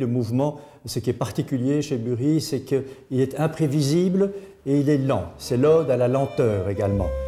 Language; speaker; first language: French; native; French